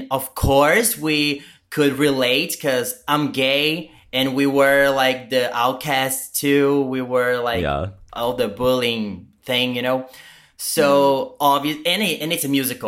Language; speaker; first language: English; non-native, fluent; Portuguese